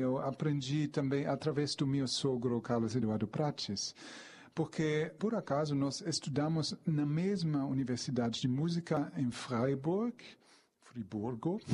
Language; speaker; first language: Portuguese; non-native, fluent; German